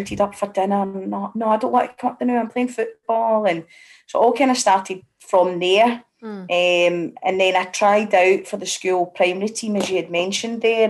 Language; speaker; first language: English; native; English